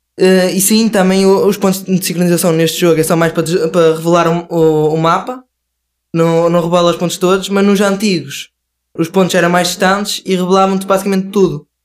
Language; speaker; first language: Portuguese; native; Portuguese